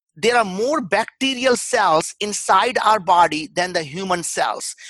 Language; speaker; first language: English; non-native, local second language; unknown